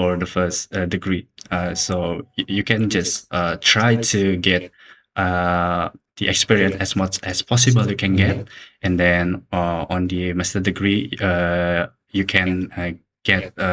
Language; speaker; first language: English; non-native, learner; Indonesian